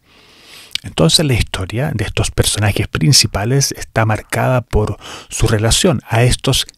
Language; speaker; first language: Spanish; native; Spanish